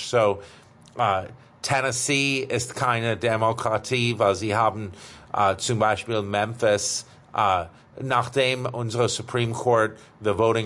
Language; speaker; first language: German; non-native, fluent; English